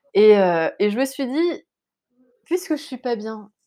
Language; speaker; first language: French; native; French